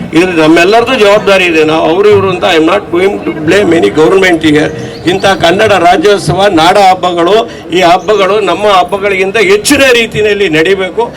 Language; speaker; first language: Kannada; native; Kannada